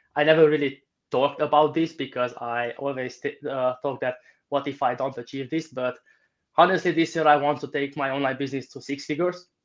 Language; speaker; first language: English; non-native, fluent; Romanian